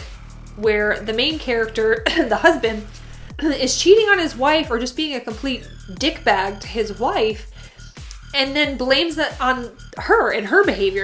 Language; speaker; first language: English; native; English